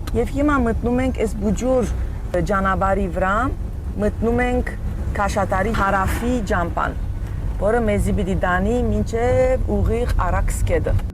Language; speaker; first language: Armenian; early bilingual, heritage; Armenian